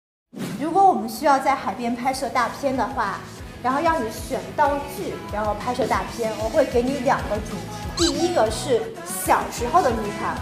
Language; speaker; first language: Chinese; native; Chinese